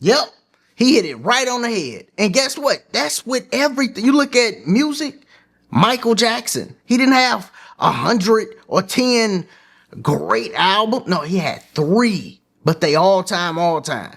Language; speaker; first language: English; native; English